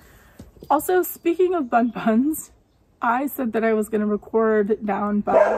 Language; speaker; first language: English; native; English